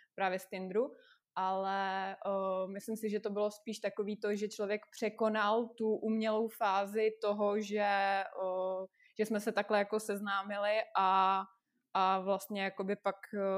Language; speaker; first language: Czech; non-native, fluent; Russian